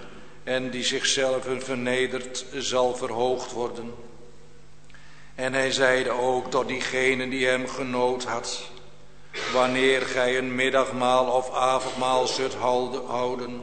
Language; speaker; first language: Dutch; native; Dutch